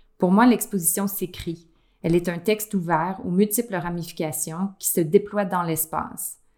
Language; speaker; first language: French; native; French